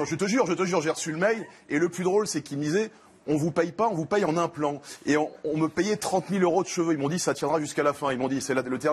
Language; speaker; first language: French; native; French